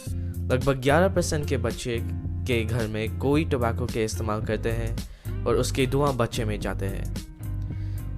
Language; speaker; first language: Hindi; non-native, learner; English